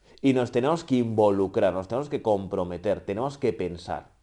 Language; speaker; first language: Spanish; native; Spanish